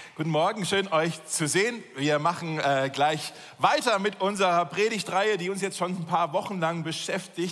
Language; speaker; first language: German; native; German